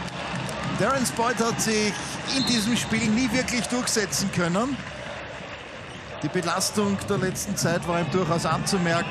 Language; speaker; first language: German; native; German